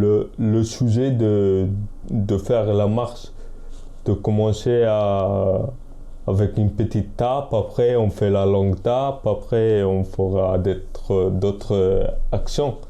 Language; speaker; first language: French; non-native, fluent; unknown